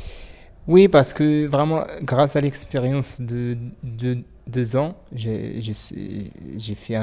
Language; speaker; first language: French; non-native, learner; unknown